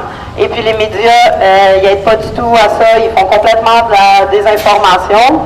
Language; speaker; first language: French; native; French